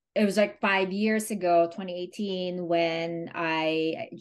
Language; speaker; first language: English; non-native, local second language; Filipino